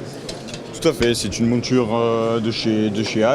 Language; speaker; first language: French; native; French